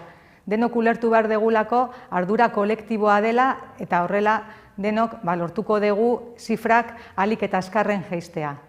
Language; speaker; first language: Basque; native; Basque